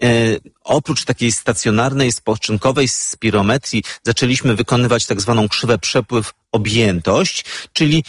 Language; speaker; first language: Polish; native; Polish